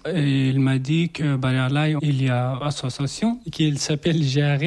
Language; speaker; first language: French; non-native, learner; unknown